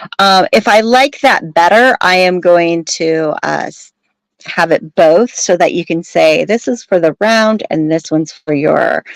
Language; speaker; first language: English; native; English